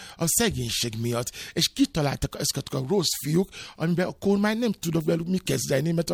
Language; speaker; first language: Hungarian; non-native, fluent; Yoruba